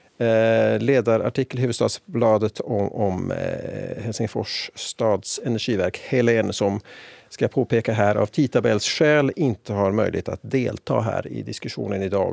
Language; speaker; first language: Swedish; native; Swedish